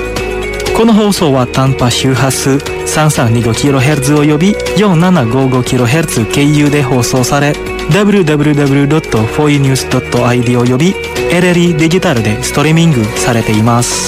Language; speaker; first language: Japanese; non-native, fluent; Indonesian